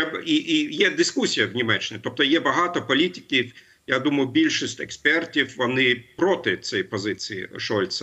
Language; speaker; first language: Ukrainian; non-native, fluent; German